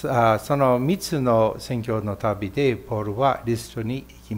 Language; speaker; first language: Japanese; non-native, fluent; English